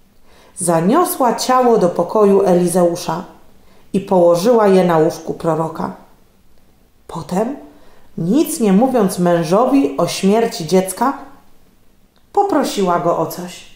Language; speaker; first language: Polish; native; Polish